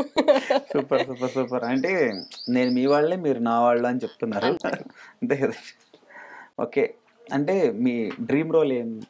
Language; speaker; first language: Telugu; native; Telugu